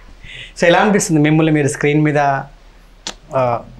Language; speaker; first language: Telugu; native; Telugu